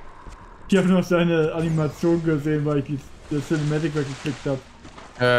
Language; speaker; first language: German; native; German